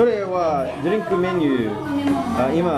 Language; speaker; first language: Japanese; non-native, learner; English